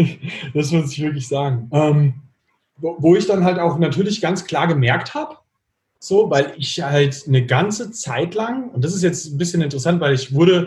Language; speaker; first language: German; native; German